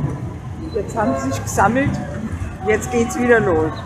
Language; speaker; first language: German; native; German